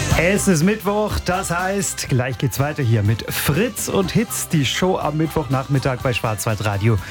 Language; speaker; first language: German; native; German